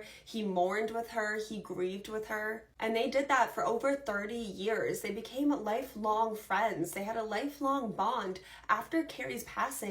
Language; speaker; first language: English; native; English